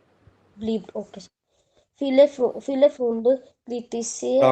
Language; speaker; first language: German; non-native, learner; Hindi